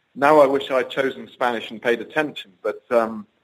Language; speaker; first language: English; native; English